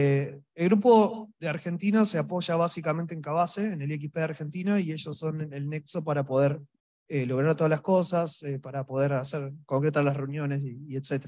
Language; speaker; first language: Spanish; native; Spanish